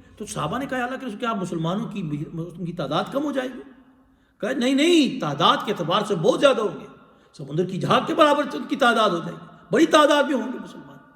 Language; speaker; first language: Urdu; non-native, local second language; Pashto